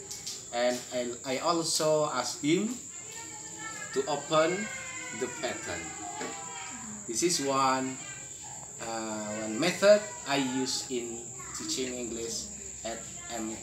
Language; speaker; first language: English; non-native, fluent; Indonesian